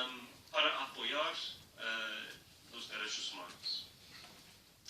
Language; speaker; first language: Spanish; non-native, learner; English